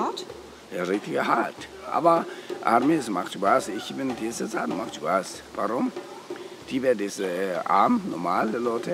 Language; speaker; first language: German; non-native, learner; Tibetan